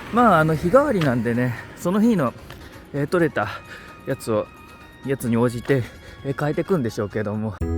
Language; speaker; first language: Japanese; native; Japanese